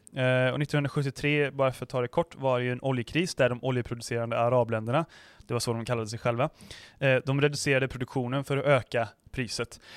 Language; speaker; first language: Swedish; native; Swedish